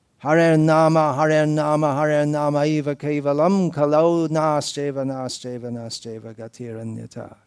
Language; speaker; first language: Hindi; non-native, fluent; English